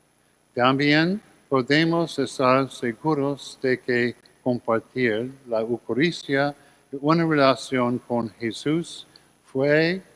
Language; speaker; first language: Spanish; non-native, learner; English